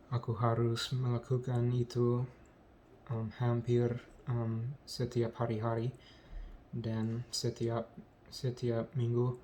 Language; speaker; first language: Indonesian; non-native, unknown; English